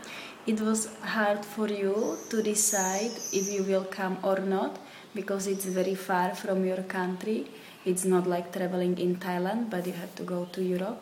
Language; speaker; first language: English; non-native, fluent; Slovak